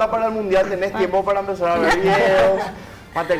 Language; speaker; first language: Spanish; native; Spanish